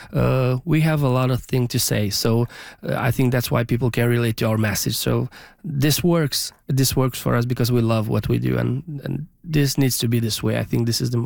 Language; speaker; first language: English; non-native, fluent; Romanian